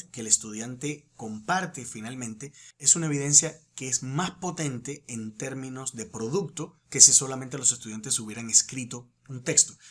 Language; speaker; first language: Spanish; native; Spanish